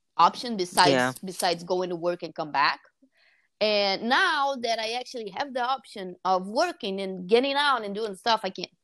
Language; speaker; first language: English; non-native, fluent; Portuguese